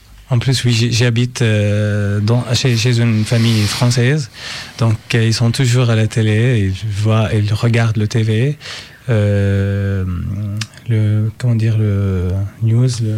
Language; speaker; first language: French; non-native, learner; Arabic